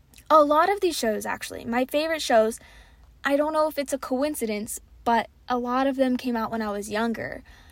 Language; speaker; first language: English; native; English